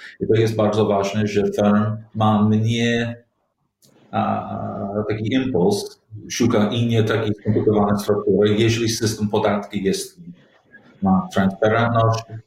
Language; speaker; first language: Polish; non-native, learner; English